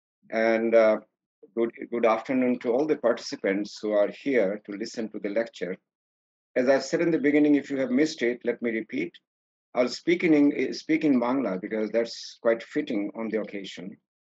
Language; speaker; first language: English; non-native, local second language; Sylheti